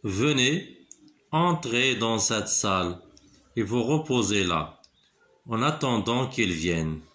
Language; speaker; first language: French; non-native, local second language; Arabic